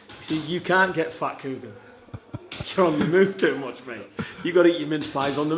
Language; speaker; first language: English; native; English